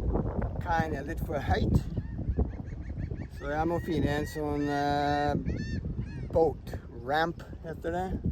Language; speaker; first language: Norwegian; non-native, fluent; English